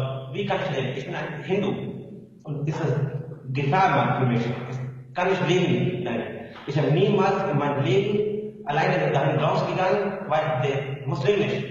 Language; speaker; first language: German; non-native, learner; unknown